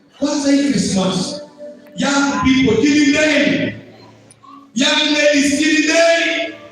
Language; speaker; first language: Swahili; non-native, local second language; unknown